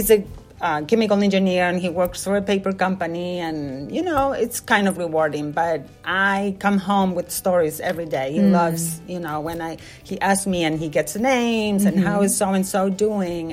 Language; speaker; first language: English; non-native, fluent; Spanish